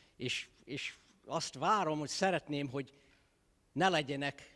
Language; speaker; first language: Hungarian; early bilingual, other home language; English